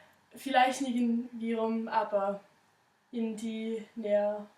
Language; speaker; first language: German; non-native, learner; Danish